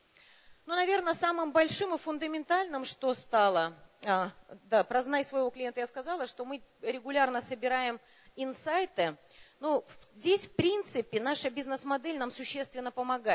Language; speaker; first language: Russian; native; Russian